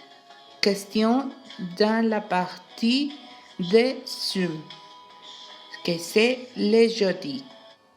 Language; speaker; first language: French; non-native, learner; Spanish